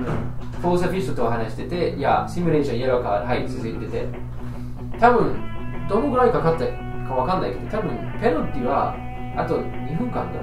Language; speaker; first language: Japanese; non-native, fluent; English